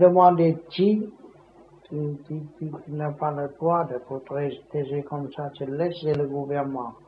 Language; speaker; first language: French; non-native, learner; Vietnamese